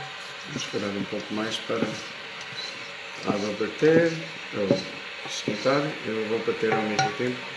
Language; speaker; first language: Portuguese; early bilingual, heritage; Portuguese